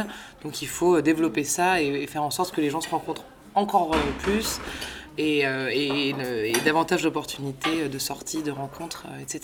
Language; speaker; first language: French; native; French